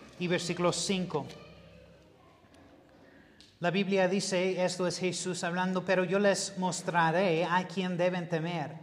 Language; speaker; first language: Spanish; non-native, learner; English